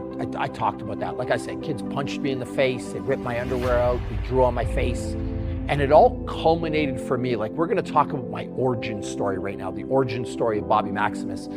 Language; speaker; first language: English; native; English